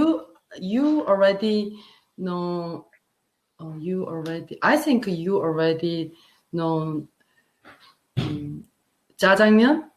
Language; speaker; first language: English; non-native, learner; Korean